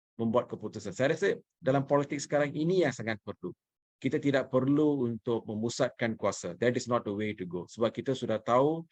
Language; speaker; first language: Malay; non-native, local second language; Tamil